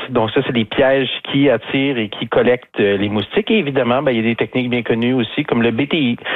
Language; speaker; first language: French; native; French